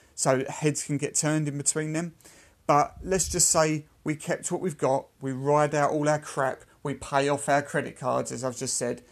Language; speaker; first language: English; native; English